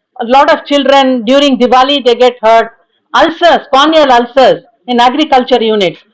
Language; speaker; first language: English; non-native, local second language; Tamil